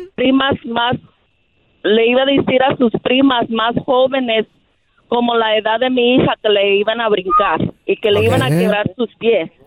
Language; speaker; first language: Spanish; early bilingual, heritage; Spanish